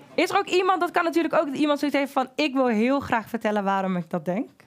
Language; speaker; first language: Dutch; native; Dutch